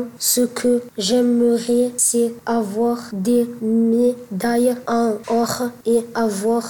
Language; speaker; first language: French; early bilingual, other home language; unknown